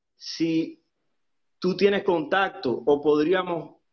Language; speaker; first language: Spanish; native; Spanish